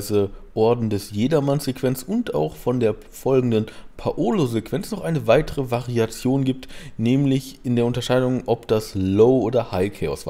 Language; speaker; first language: German; native; German